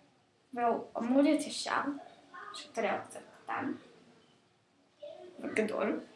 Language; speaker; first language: Hebrew; native; Hebrew